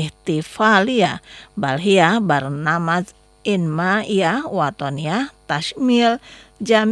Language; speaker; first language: Arabic; non-native, fluent; Indonesian